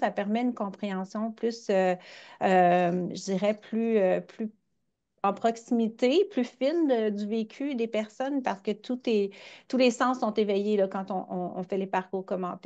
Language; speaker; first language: French; native; French